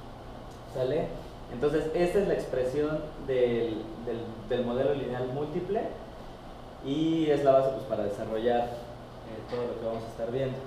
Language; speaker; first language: Spanish; native; Spanish